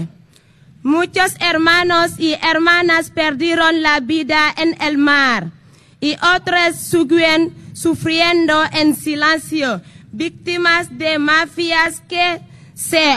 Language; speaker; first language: Spanish; non-native, fluent; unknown